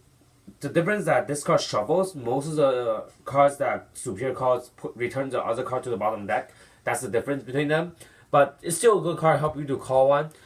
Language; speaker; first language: English; non-native, fluent; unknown